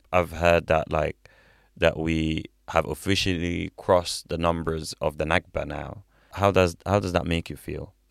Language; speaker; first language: English; non-native, fluent; Arabic